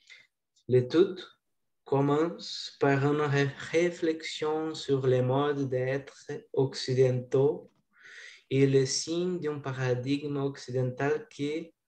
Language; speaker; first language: French; non-native, learner; Portuguese